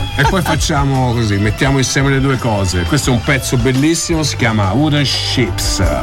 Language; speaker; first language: Italian; native; Italian